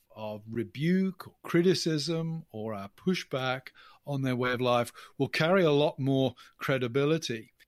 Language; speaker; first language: English; native; English